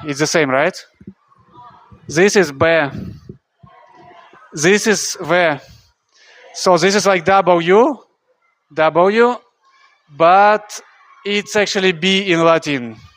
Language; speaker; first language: English; non-native, fluent; Russian